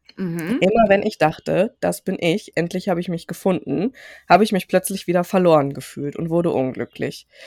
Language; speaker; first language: German; early bilingual, other home language; Turkish